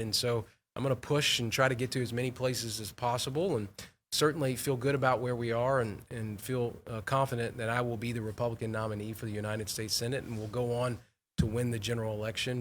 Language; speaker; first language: English; native; English